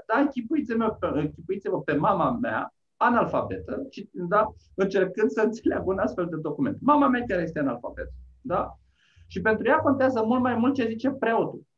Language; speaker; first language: Romanian; native; Romanian